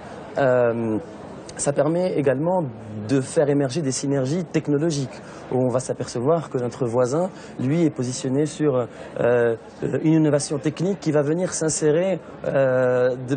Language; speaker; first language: French; non-native, local second language; Arabic